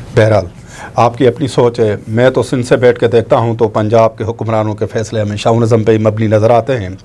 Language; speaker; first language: Urdu; non-native, local second language; Sindhi